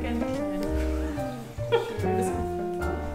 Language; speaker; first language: German; native; German